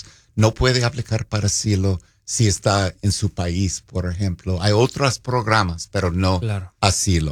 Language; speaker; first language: Spanish; non-native, fluent; English